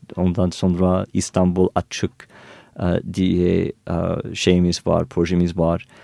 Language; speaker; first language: Turkish; non-native, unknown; English